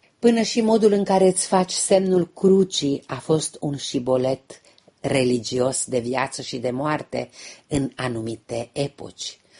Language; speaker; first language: Romanian; native; Romanian